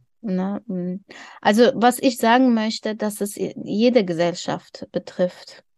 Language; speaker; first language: German; non-native, fluent; Tajik